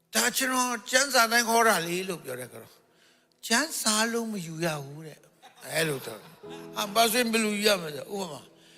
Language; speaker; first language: Burmese; non-native, local second language; Kachin